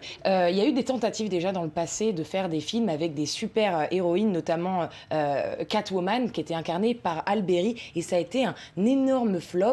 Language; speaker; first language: French; native; French